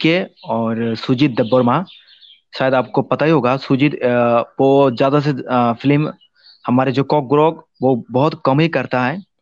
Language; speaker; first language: Hindi; non-native, local second language; Kok Borok